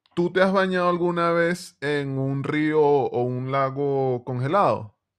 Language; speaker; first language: Spanish; native; Spanish